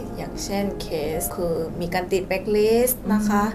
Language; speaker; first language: Thai; non-native, fluent; Korean